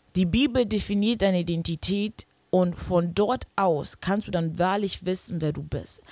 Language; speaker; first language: German; non-native, fluent; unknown